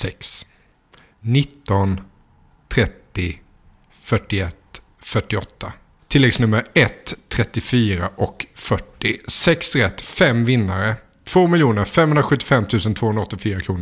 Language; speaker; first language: Swedish; native; Swedish